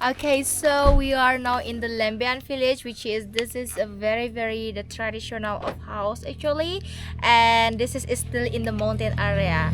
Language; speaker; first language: English; non-native, fluent; Indonesian